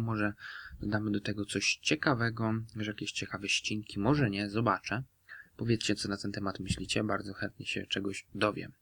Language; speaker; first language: Polish; native; Polish